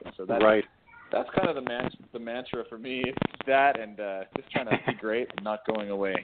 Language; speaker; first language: English; native; English